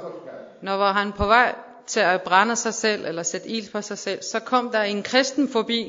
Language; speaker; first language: Danish; non-native, fluent; Persian